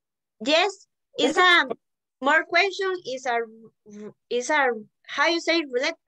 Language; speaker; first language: English; non-native, learner; Spanish